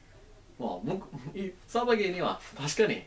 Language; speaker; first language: Japanese; non-native, learner; English